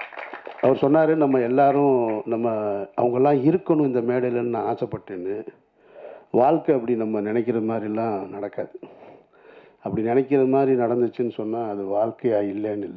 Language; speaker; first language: Tamil; native; Tamil